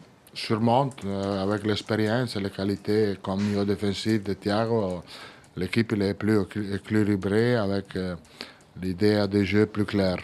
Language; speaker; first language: French; non-native, fluent; Italian